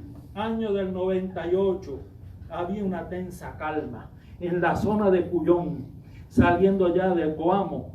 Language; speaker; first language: Spanish; native; Spanish